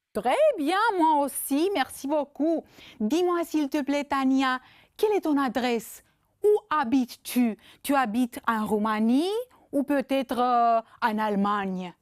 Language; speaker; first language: French; non-native, fluent; Romanian